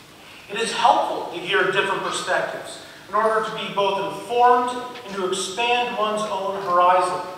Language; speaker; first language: English; native; English